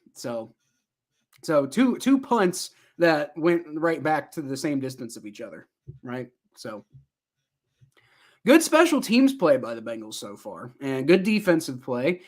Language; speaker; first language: English; native; English